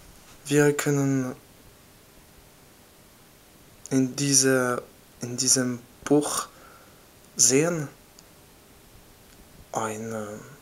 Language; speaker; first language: German; non-native, learner; French